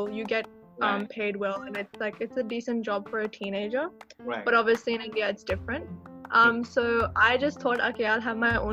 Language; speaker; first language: English; native; English